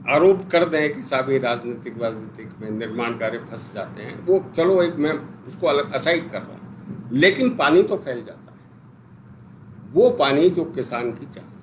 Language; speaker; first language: Hindi; native; Hindi